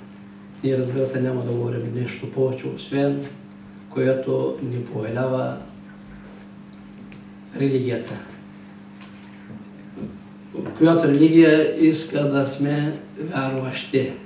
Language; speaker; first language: Bulgarian; non-native, local second language; Turkish